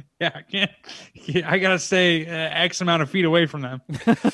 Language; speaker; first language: English; native; English